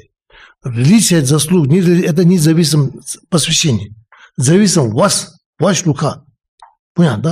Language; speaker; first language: Russian; non-native, learner; Tibetan